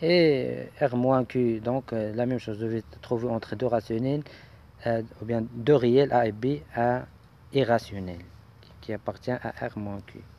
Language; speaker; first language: French; non-native, local second language; Arabic